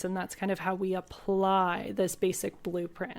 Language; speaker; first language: English; native; English